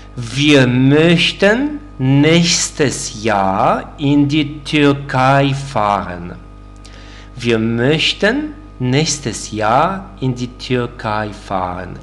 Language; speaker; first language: German; non-native, fluent; Polish